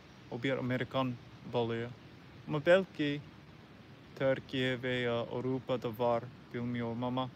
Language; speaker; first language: Turkish; non-native, learner; English